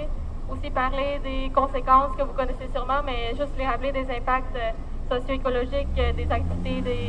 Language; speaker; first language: French; native; French